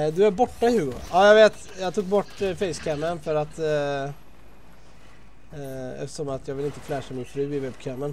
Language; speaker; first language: Swedish; native; Swedish